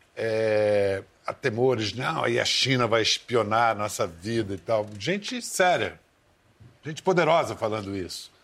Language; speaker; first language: Portuguese; native; Portuguese